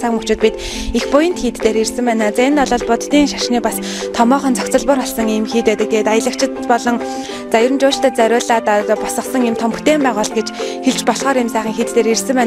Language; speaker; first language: Mongolian; native; Mongolian